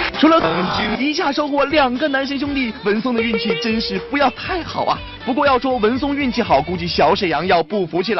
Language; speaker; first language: Chinese; native; Chinese